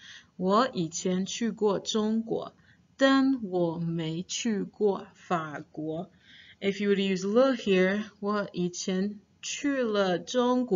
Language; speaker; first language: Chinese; non-native, fluent; English